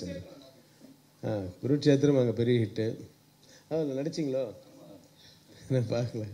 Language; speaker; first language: Tamil; native; Tamil